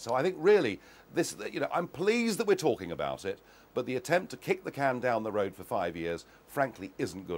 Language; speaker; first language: English; native; English